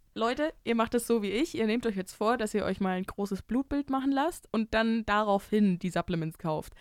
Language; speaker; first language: German; native; German